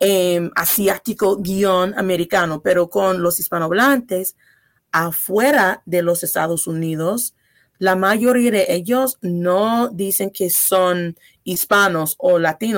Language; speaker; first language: Spanish; non-native, fluent; English